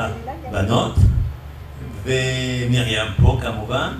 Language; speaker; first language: Hebrew; non-native, fluent; French